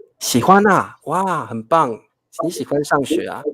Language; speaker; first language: Chinese; native; Chinese